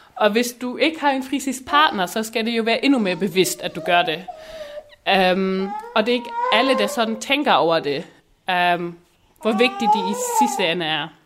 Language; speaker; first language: Danish; non-native, local second language; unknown